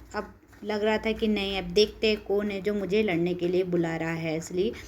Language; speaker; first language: Hindi; non-native, local second language; Marathi